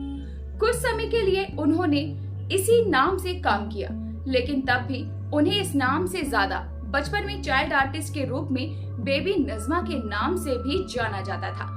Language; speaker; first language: Hindi; native; Hindi